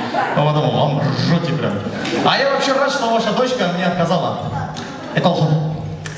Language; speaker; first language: Russian; non-native, local second language; Kazakh